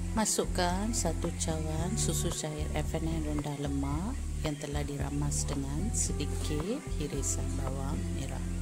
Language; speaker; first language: Malay; non-native, local second language; Tamil